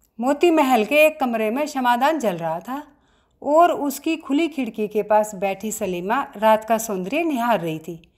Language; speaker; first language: Hindi; native; Hindi